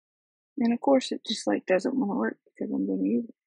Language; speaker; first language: English; native; English